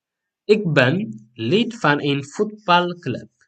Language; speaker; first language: Dutch; non-native, learner; Tigrinya